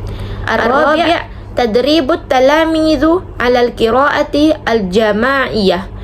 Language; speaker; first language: Arabic; non-native, learner; Indonesian